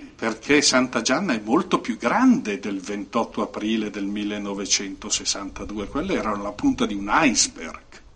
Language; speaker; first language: Italian; native; Italian